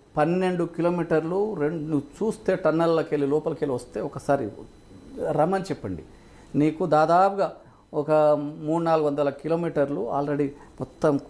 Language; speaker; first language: Telugu; non-native, local second language; Lambadi